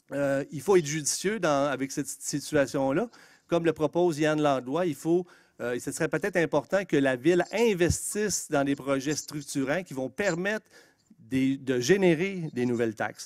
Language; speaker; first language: French; native; French